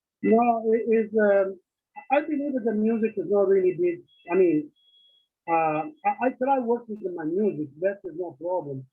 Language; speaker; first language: English; non-native, learner; Italian